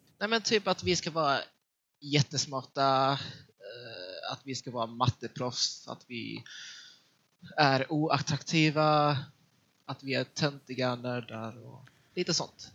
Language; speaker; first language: Swedish; early bilingual, other home language; Vietnamese